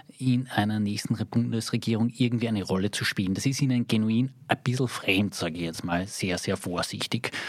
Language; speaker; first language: German; native; German